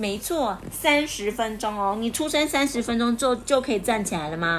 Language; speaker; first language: Chinese; native; Chinese